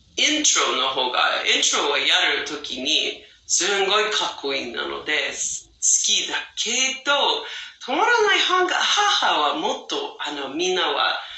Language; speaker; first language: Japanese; non-native, fluent; English